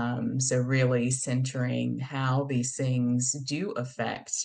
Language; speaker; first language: English; native; English